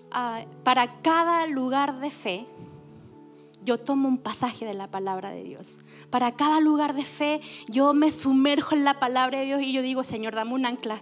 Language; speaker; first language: Spanish; native; Spanish